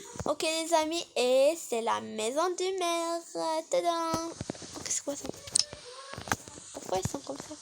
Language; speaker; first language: French; non-native, learner; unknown